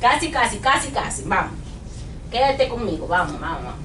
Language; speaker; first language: Spanish; non-native, learner; English